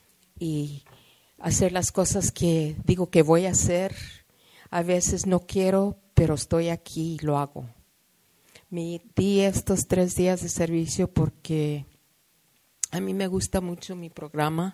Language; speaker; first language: Spanish; early bilingual, heritage; Spanish